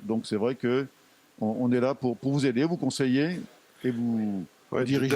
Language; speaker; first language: French; native; French